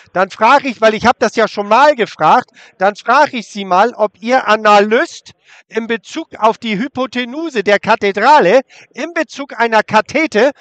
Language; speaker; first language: German; native; German